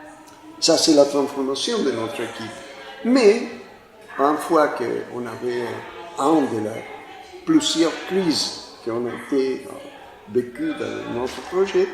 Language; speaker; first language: French; non-native, fluent; Spanish